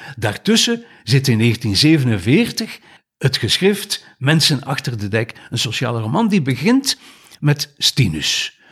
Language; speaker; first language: Dutch; native; Dutch